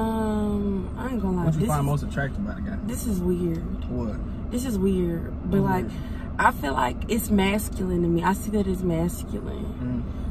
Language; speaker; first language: English; native; English